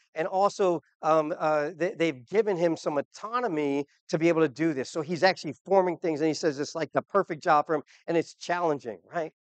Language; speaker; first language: English; native; English